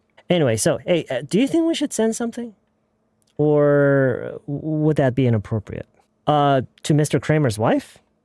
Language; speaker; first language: English; non-native, fluent; Korean